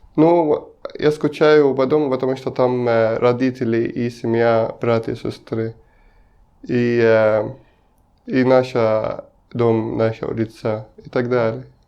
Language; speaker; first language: Russian; non-native, learner; Arabic